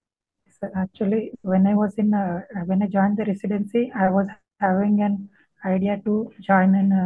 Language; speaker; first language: English; non-native, local second language; Telugu